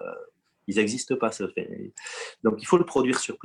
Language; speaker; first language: French; native; French